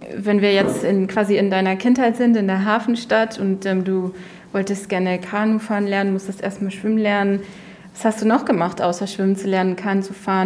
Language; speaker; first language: German; native; German